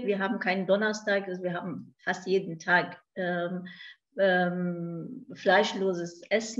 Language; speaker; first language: German; non-native, fluent; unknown